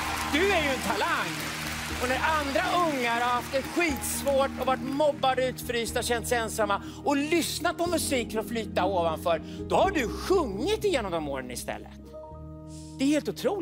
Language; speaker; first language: Swedish; native; Swedish